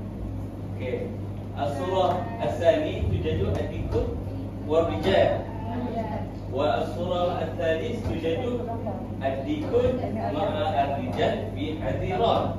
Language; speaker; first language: Arabic; non-native, learner; Malay